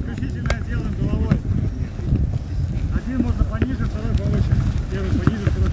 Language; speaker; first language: Russian; native; Russian